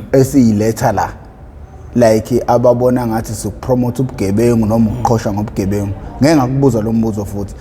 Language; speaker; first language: Zulu; native; Zulu